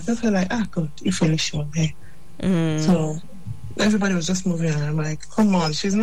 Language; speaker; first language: English; non-native, local second language; Igbo